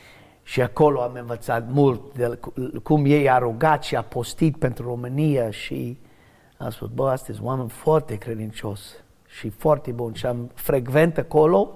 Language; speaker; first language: Romanian; non-native, learner; English